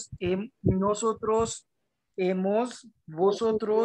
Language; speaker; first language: Spanish; non-native, learner; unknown